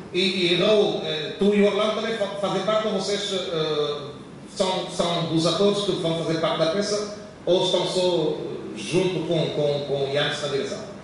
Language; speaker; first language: Portuguese; native; Portuguese